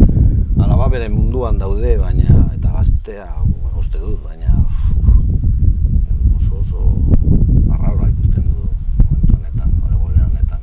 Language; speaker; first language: Basque; non-native, local second language; Spanish